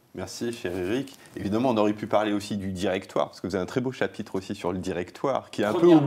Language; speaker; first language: French; native; French